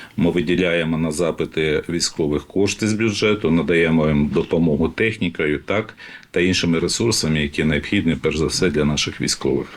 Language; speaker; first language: Ukrainian; native; Ukrainian